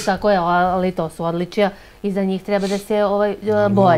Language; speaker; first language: Serbian; native; Serbian